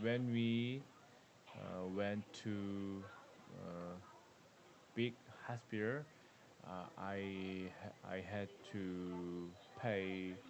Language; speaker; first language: English; non-native, learner; Korean